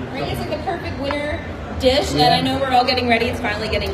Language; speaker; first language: English; native; English